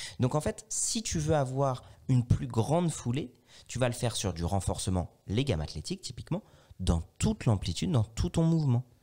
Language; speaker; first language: French; native; French